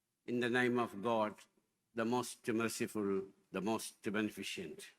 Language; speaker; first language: English; non-native, local second language; Malayalam